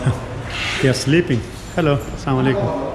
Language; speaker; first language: English; non-native, local second language; Urdu